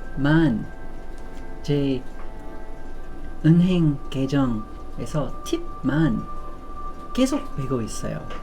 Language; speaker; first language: Korean; non-native, learner; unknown